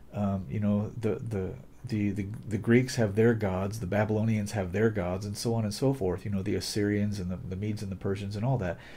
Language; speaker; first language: English; native; English